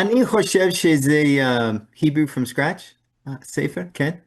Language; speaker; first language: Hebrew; non-native, learner; English